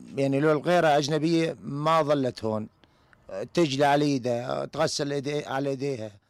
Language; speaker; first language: Arabic; native; Arabic